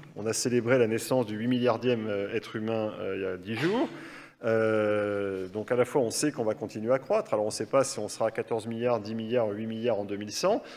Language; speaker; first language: French; native; French